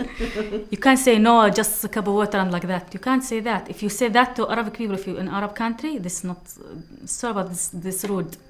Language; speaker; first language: English; non-native, learner; Arabic